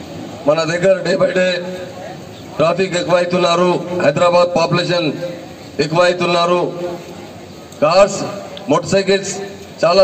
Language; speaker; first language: Telugu; non-native, local second language; Urdu